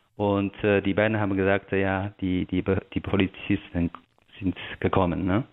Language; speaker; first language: German; non-native, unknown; Chinese